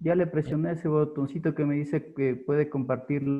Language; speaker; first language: Spanish; native; Spanish